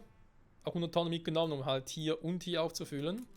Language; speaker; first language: German; native; German